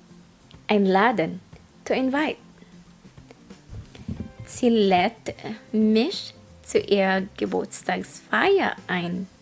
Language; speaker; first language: German; non-native, fluent; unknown